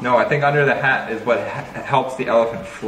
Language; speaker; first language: English; native; English